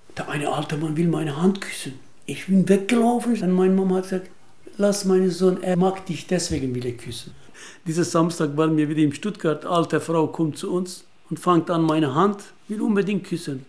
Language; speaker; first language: German; non-native, learner; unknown